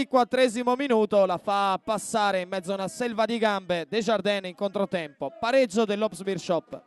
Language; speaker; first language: Italian; native; Italian